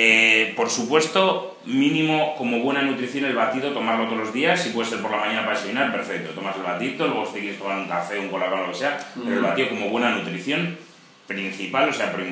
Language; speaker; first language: Spanish; native; Spanish